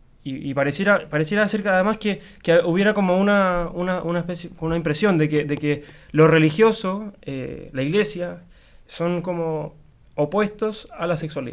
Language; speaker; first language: Spanish; native; Spanish